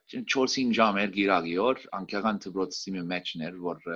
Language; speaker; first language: Armenian; early bilingual, heritage; Armenian